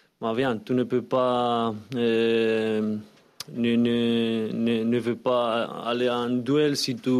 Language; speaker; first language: French; non-native, learner; Spanish